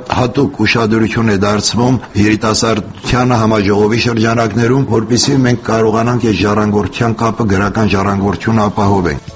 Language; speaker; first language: Armenian; native; Armenian